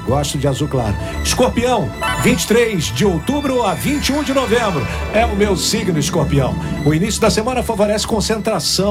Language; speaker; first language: Portuguese; native; Portuguese